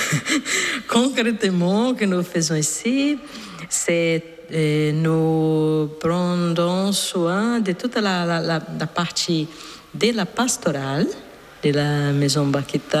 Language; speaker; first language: French; non-native, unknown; Portuguese